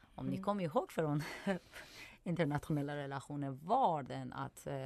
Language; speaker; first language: Swedish; non-native, fluent; Persian